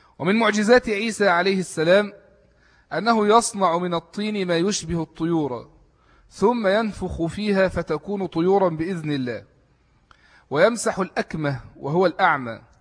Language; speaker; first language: Arabic; native; Arabic